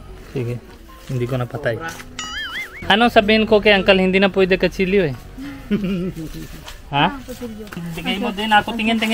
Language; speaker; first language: Filipino; non-native, learner; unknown